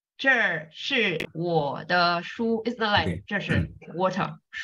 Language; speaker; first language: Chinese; non-native, fluent; Vietnamese